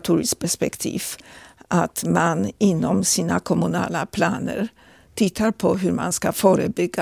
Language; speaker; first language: Swedish; non-native, fluent; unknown